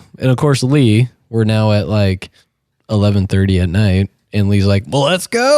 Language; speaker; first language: English; native; English